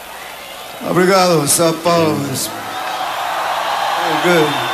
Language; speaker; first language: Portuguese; non-native, learner; English